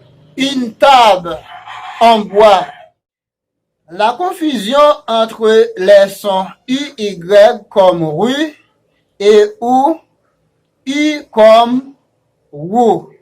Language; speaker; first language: French; non-native, fluent; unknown